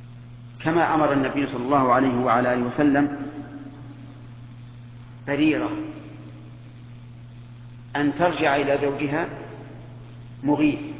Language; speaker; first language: Arabic; native; Arabic